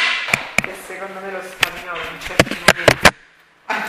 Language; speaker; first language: Italian; native; Italian